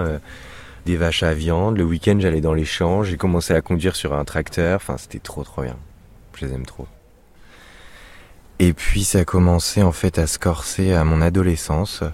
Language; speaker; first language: French; native; French